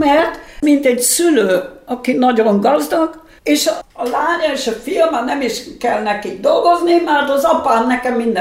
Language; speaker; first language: Hungarian; early bilingual, heritage; Hungarian